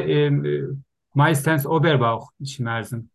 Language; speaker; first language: German; non-native, learner; Turkish